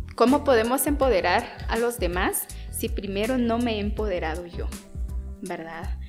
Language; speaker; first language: Spanish; non-native, local second language; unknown